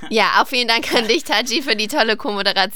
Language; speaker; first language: German; native; German